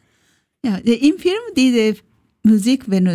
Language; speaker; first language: German; non-native, learner; Japanese